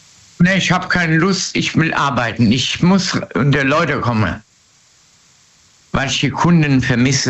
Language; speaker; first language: German; native; German